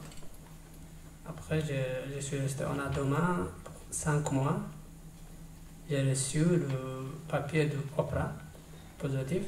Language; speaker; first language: French; non-native, learner; Tigrinya